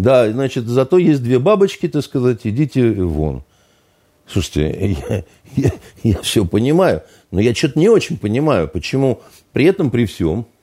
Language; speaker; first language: Russian; native; Russian